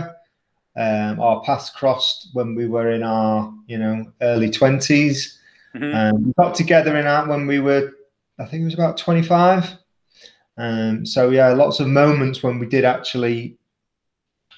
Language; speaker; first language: English; native; English